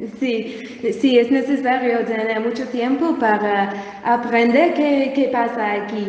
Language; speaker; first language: Spanish; non-native, learner; English